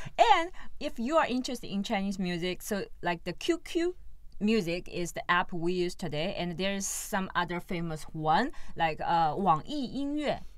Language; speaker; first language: English; non-native, fluent; Chinese